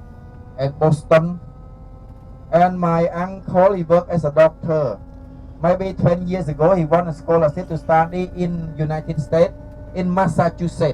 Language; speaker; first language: English; non-native, learner; Khmer